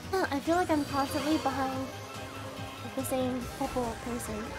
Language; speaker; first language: English; native; English